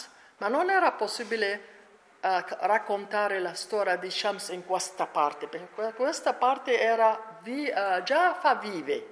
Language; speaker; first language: Italian; non-native, learner; Arabic